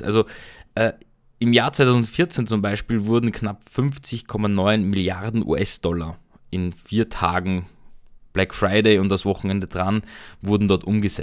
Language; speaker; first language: German; native; German